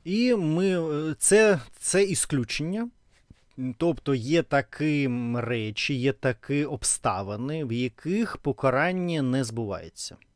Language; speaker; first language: Ukrainian; non-native, local second language; Russian